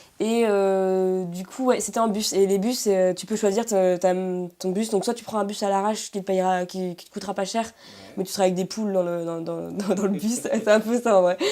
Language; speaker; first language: French; native; French